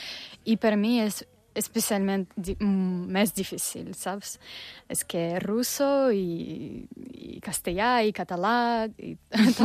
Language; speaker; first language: Catalan; non-native, learner; English